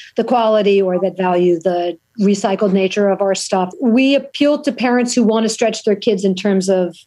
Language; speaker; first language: English; native; English